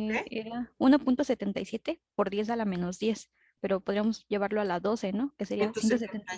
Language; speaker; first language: Spanish; native; Spanish